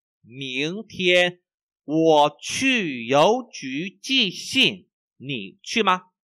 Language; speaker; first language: Chinese; non-native, fluent; Vietnamese